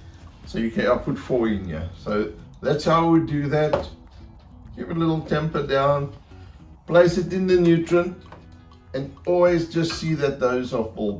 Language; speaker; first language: English; native; English